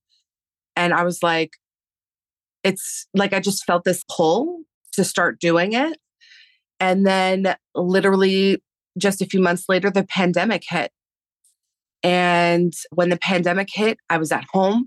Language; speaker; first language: English; early bilingual, other home language; Spanish